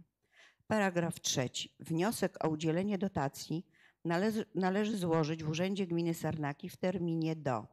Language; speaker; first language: Polish; native; Polish